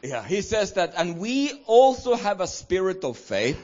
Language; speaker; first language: English; non-native, fluent; Swedish